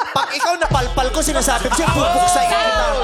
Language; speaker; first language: Filipino; native; Filipino